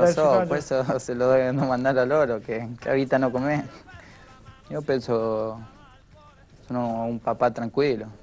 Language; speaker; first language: Italian; non-native, fluent; Spanish